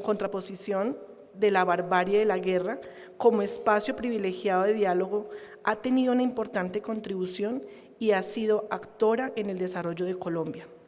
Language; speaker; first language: Spanish; native; Spanish